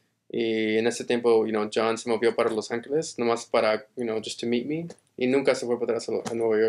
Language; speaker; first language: Spanish; early bilingual, heritage; Spanish